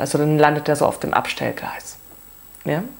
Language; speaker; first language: German; native; German